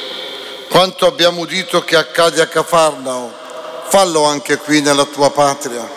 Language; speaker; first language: Italian; native; Italian